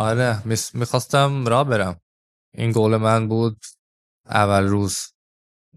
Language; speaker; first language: Persian; early bilingual, heritage; English